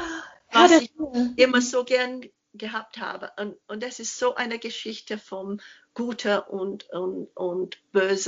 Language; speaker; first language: German; non-native, fluent; English